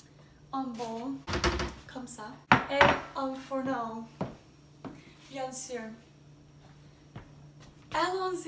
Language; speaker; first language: French; non-native, learner; English